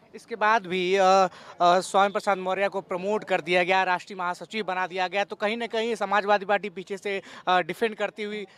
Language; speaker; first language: Hindi; native; Hindi